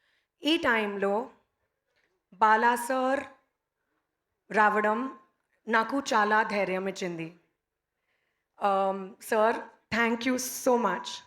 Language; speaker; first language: Telugu; non-native, learner; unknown